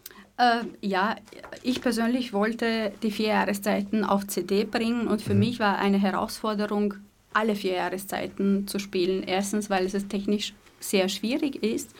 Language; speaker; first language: German; native; German